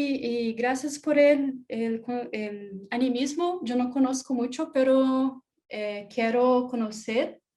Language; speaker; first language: Spanish; non-native, learner; Portuguese